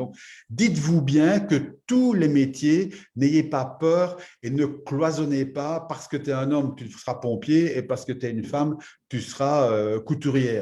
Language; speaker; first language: French; native; French